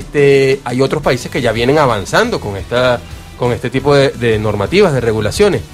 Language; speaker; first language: Spanish; native; Spanish